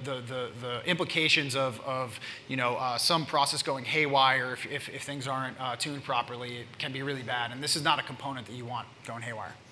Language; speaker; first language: English; native; English